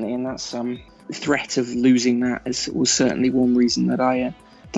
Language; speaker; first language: English; native; English